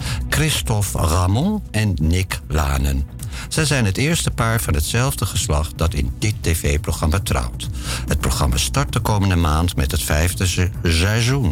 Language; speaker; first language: Dutch; native; Dutch